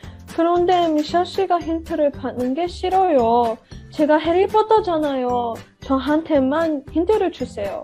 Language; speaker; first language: Korean; non-native, learner; English